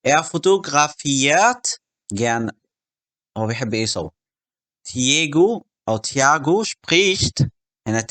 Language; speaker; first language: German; non-native, fluent; Arabic